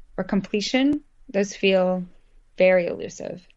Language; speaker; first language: English; native; English